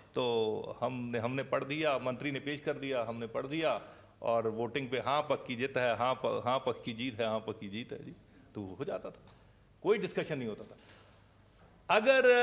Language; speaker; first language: Hindi; non-native, local second language; Punjabi